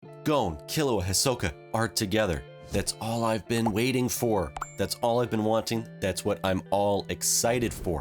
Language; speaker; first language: English; native; English